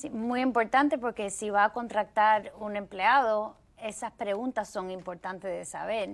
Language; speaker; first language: Spanish; early bilingual, heritage; Spanish